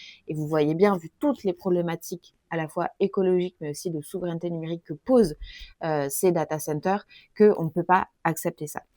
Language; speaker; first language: French; native; French